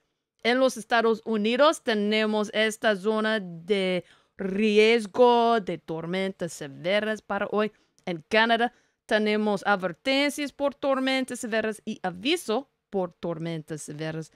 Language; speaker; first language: Spanish; non-native, learner; English